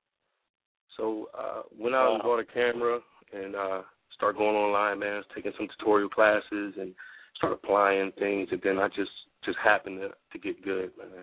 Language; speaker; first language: English; native; English